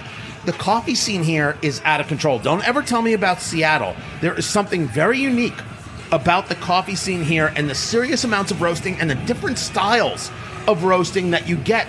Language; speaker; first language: English; native; English